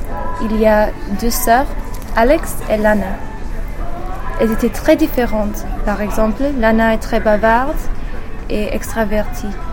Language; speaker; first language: French; non-native, learner; English